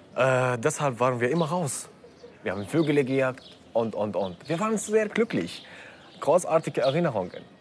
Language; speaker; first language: German; non-native, fluent; Kurdish